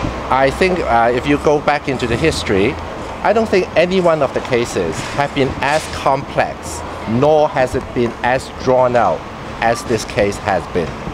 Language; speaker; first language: English; non-native, local second language; Cantonese